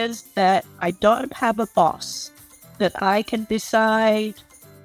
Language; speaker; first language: English; native; English